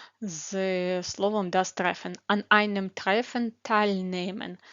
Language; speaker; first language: German; non-native, fluent; Ukrainian